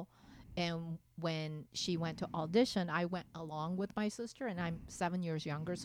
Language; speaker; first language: English; non-native, fluent; Japanese